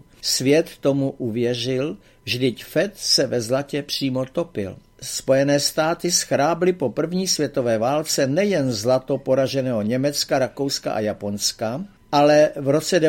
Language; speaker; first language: Czech; native; Czech